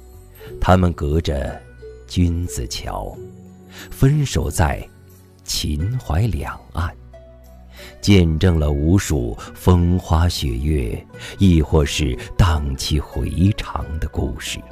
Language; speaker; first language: Chinese; native; Chinese